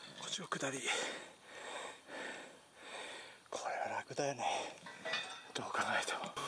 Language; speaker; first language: Japanese; native; Japanese